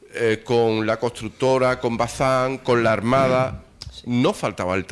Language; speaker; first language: Spanish; native; Spanish